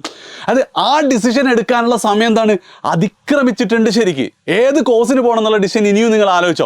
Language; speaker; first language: Malayalam; native; Malayalam